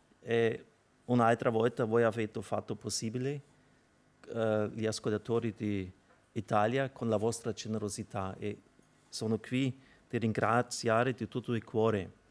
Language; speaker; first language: Italian; non-native, fluent; German